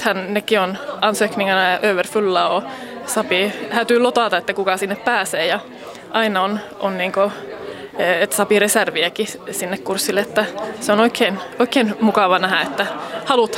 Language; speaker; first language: Finnish; early bilingual, heritage; Finnish